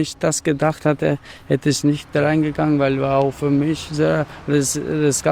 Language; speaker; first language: German; non-native, learner; Albanian